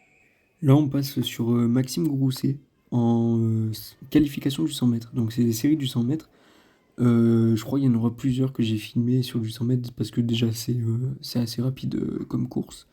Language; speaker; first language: French; native; French